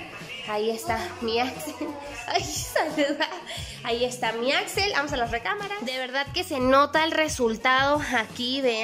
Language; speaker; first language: Spanish; native; Spanish